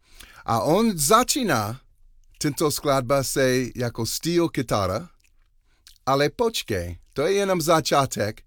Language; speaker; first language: Czech; non-native, learner; English